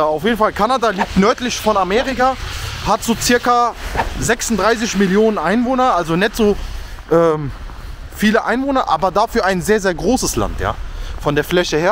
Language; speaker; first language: German; native; German